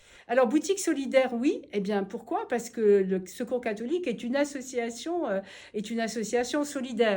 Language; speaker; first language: French; native; French